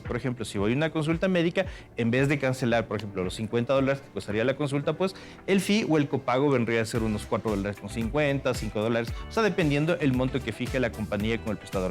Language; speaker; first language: Spanish; native; Spanish